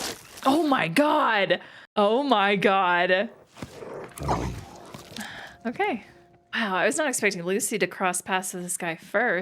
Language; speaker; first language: English; native; English